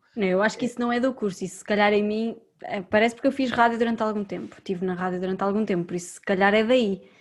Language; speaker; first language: Portuguese; native; Portuguese